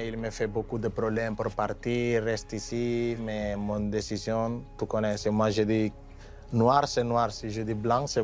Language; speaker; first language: French; non-native, fluent; Spanish